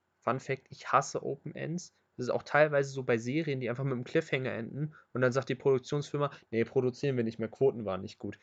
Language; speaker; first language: German; native; German